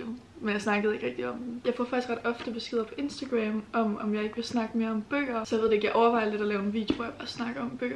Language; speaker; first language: Danish; native; Danish